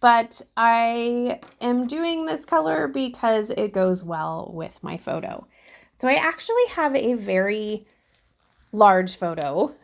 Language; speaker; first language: English; native; English